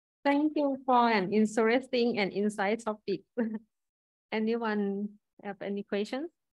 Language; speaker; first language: English; non-native, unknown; Thai